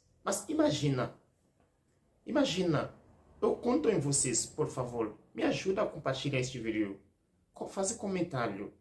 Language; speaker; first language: Portuguese; non-native, learner; Haitian Creole